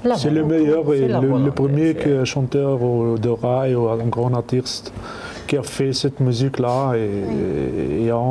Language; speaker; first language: French; non-native, learner; Arabic